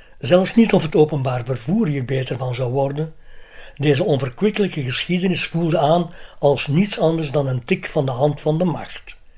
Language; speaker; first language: Dutch; native; Dutch